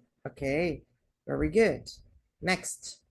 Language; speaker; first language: English; non-native, fluent; Spanish